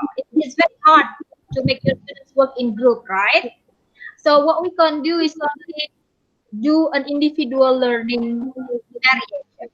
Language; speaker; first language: English; non-native, fluent; Indonesian